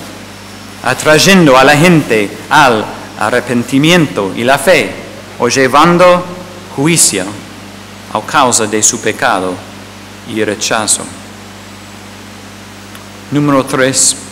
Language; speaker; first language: Spanish; non-native, fluent; English